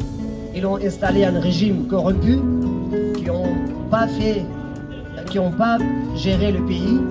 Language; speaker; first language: French; non-native, fluent; Persian